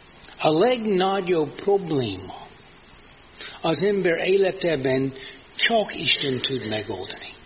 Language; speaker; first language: Hungarian; non-native, fluent; English